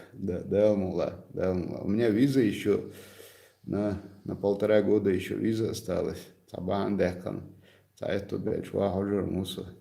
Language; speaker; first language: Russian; non-native, local second language; Chechen